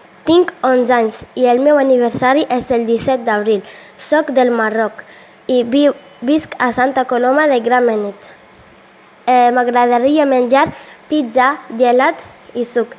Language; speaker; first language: Catalan; non-native, learner; Arabic